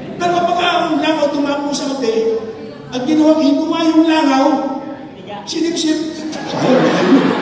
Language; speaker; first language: Filipino; non-native, local second language; Iloko